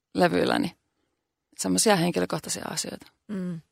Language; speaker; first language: Finnish; native; Finnish